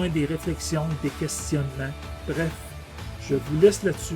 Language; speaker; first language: French; native; French